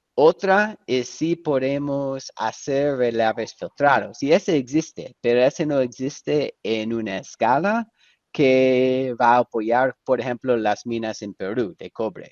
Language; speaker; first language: Spanish; non-native, fluent; English